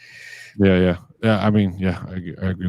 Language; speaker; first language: English; native; English